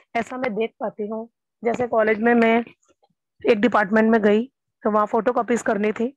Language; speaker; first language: Hindi; native; Hindi